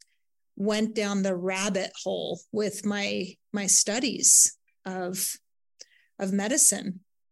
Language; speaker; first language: English; native; English